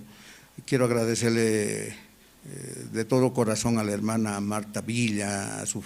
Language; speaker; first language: Spanish; native; Spanish